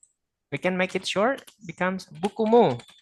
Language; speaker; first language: English; non-native, fluent; Indonesian